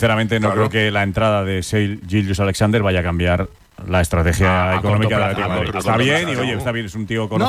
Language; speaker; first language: Spanish; native; Spanish